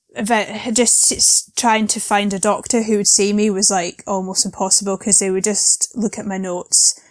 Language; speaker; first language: English; native; English